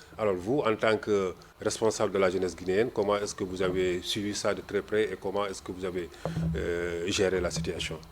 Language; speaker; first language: French; non-native, local second language; Wolof